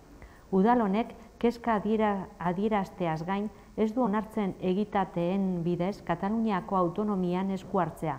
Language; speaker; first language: Basque; native; Basque